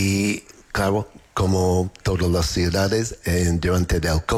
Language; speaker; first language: Spanish; non-native, fluent; English